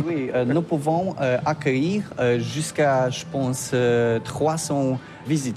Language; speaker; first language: French; non-native, learner; Polish